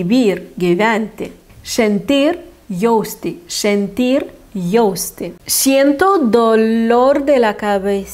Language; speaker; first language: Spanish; non-native, fluent; Lithuanian